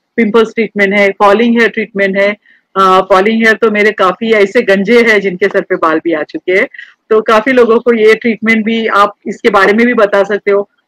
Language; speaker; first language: Hindi; native; Hindi